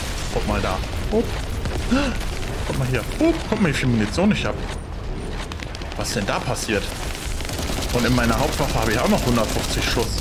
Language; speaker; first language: German; native; German